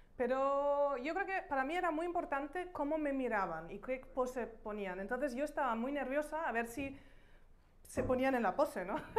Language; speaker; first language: Spanish; non-native, fluent; German